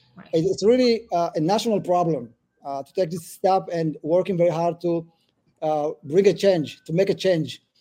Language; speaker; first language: English; early bilingual, other home language; Amharic